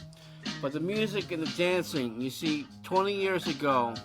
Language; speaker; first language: English; native; English